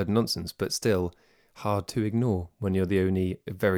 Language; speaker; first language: English; native; English